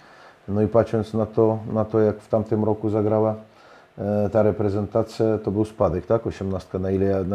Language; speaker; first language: Polish; non-native, fluent; Russian